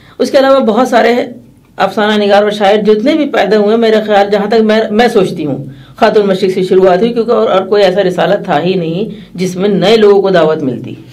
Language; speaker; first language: Urdu; native; Urdu